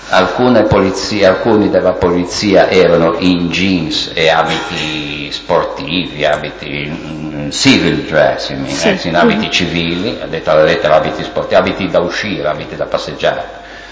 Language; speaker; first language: Italian; native; Italian